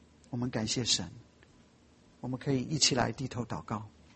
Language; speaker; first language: Chinese; non-native, fluent; English